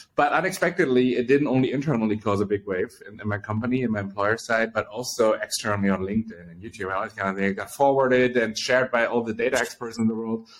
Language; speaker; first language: English; early bilingual, other home language; Chinese